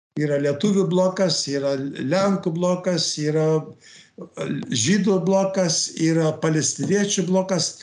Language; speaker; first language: Lithuanian; early bilingual, heritage; Lithuanian